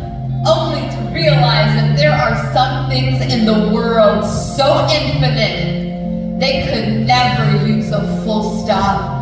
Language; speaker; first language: English; early bilingual, other home language; Punjabi